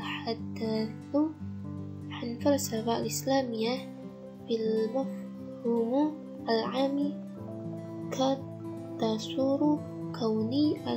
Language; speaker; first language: Arabic; non-native, learner; Indonesian